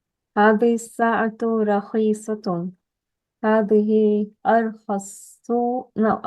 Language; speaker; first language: Arabic; non-native, learner; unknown